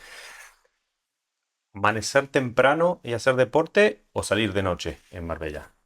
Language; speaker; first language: Spanish; native; Spanish